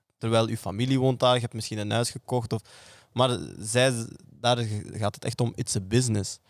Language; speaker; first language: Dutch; native; Dutch